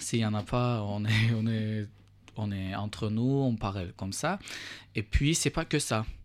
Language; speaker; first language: French; non-native, fluent; Azerbaijani